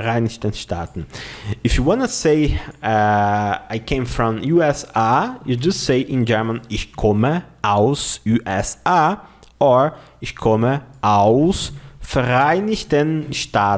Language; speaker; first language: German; non-native, fluent; Portuguese